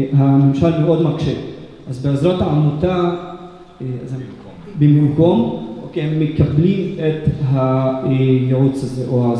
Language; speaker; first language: Hebrew; non-native, local second language; Arabic